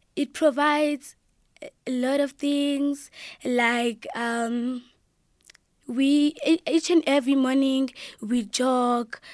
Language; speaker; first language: English; non-native, local second language; Xhosa